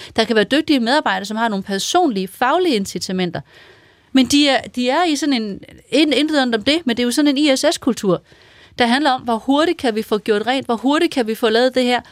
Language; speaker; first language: Danish; native; Danish